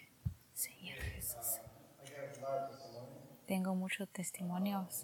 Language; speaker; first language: Spanish; early bilingual, heritage; Spanish